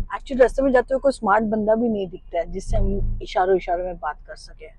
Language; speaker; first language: Hindi; non-native, local second language; Marathi